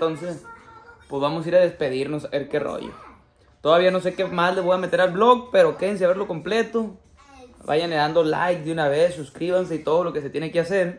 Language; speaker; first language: Spanish; early bilingual, heritage; Spanish